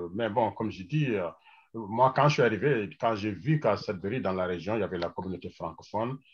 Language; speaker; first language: French; non-native, local second language; Wolof